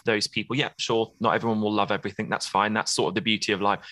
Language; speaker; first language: English; native; English